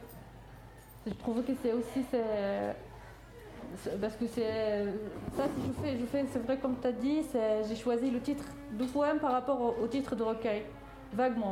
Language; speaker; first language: French; non-native, fluent; Arabic